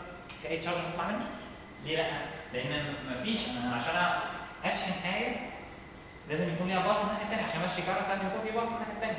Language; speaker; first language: Arabic; native; Arabic